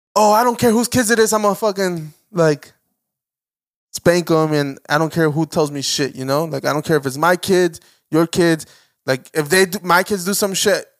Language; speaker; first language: English; native; English